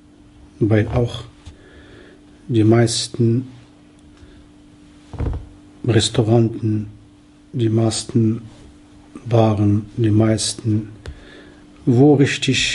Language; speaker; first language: German; non-native, fluent; Arabic